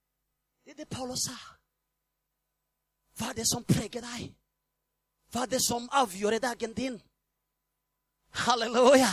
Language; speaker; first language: Norwegian; non-native, fluent; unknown